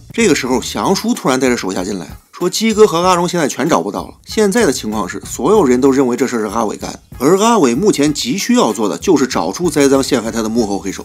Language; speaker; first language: Chinese; native; Chinese